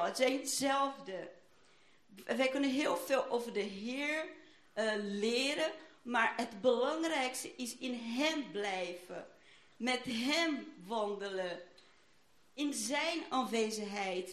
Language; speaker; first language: Dutch; non-native, fluent; Portuguese